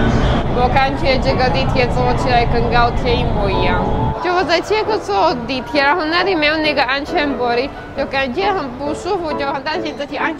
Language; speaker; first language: Chinese; non-native, fluent; Czech